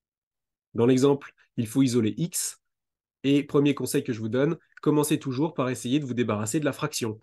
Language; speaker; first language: French; native; French